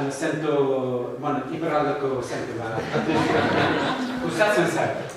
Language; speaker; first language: Basque; non-native, learner; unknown